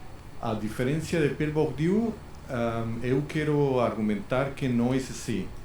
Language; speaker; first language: Portuguese; non-native, learner; Spanish